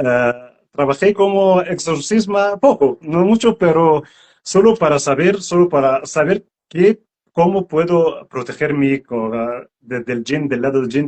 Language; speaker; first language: Spanish; non-native, learner; Arabic